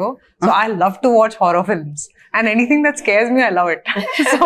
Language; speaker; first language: Telugu; non-native, local second language; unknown